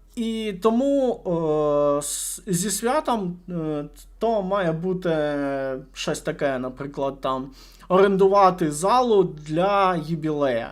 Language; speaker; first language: Ukrainian; non-native, local second language; Russian